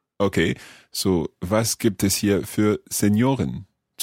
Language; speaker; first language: German; non-native, learner; English